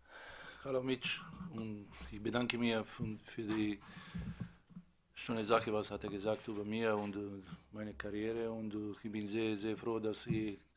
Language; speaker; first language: German; non-native, fluent; Serbian